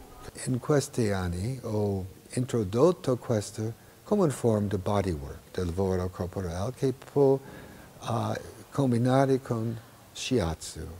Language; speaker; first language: Italian; non-native, learner; English